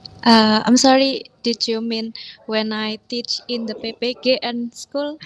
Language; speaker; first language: English; non-native, learner; Indonesian